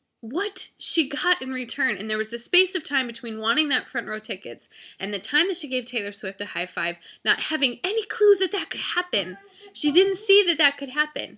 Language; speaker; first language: English; native; English